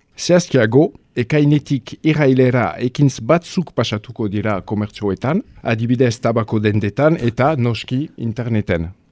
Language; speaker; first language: Basque; non-native, local second language; French